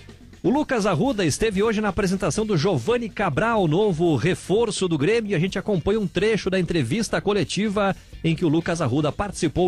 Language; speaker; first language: Portuguese; native; Portuguese